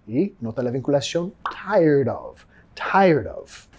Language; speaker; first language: Spanish; non-native, fluent; English